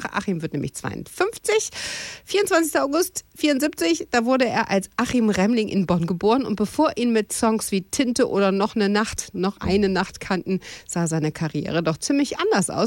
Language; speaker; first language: German; native; German